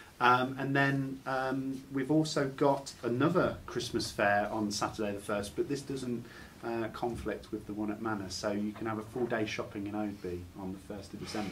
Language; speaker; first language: English; native; English